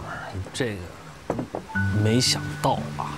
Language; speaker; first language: Chinese; native; Chinese